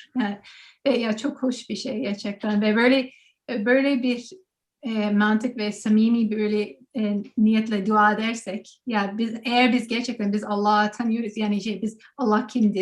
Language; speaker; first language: Turkish; non-native, learner; English